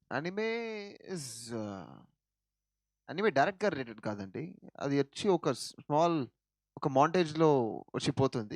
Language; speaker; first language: Telugu; non-native, learner; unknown